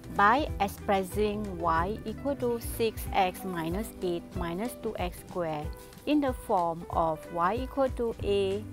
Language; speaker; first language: English; non-native, local second language; Chinese